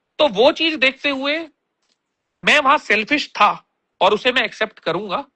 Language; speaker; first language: Hindi; native; Hindi